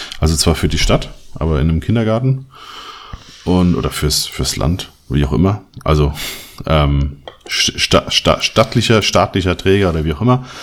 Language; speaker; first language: German; native; German